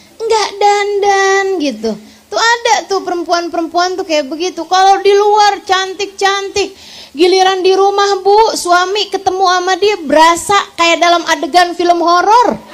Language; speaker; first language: Indonesian; native; Indonesian